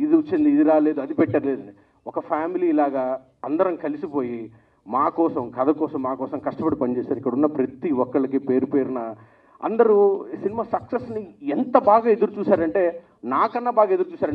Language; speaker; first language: Telugu; native; Telugu